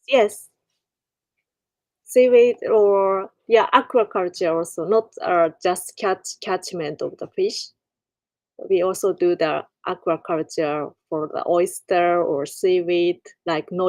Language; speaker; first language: English; non-native, learner; Japanese